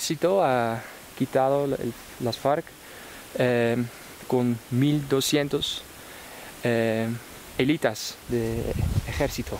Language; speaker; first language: Spanish; non-native, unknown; Dutch